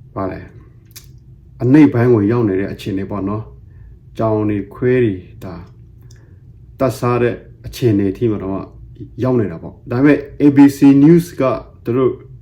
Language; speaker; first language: Burmese; non-native, local second language; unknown